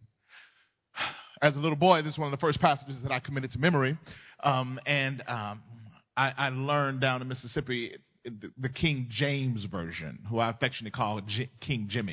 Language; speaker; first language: English; native; English